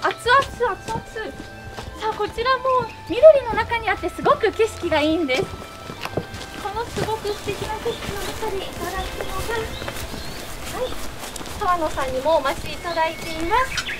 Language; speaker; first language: Japanese; native; Japanese